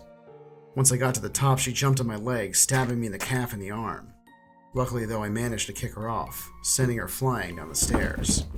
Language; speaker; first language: English; native; English